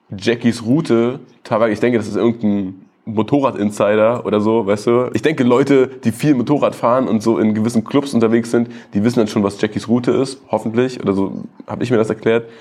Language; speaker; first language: German; native; German